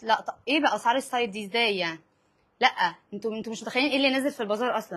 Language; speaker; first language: Arabic; native; Arabic